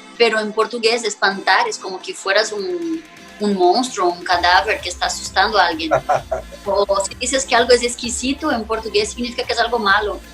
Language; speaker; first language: Spanish; non-native, fluent; Portuguese